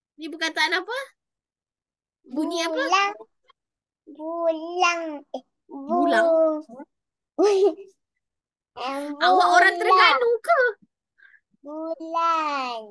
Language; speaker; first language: Malay; native; Malay